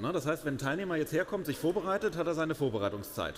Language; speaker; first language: German; native; German